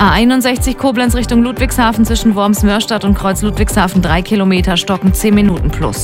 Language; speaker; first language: German; native; German